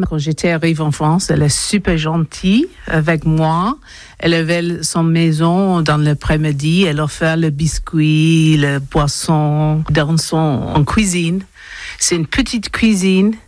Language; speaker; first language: French; non-native, learner; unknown